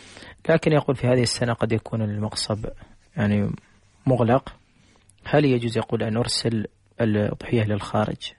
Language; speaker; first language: Arabic; native; Arabic